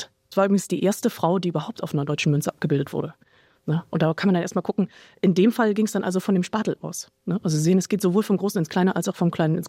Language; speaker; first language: German; native; German